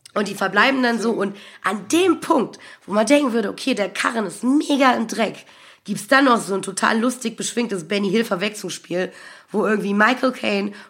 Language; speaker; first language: German; native; German